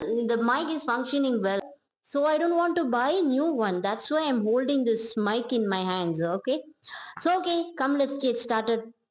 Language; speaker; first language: English; non-native, local second language; Tamil